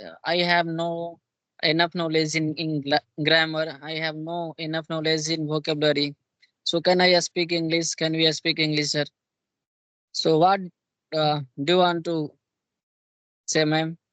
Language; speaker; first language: English; non-native, local second language; Hindi